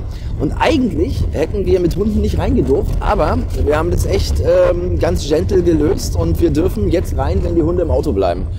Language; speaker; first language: German; native; German